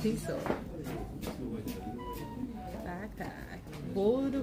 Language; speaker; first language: English; non-native, learner; Japanese